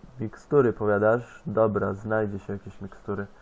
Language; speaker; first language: Polish; native; Polish